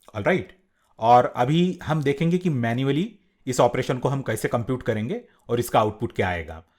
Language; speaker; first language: Hindi; non-native, local second language; Marathi